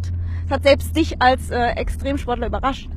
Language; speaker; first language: German; native; German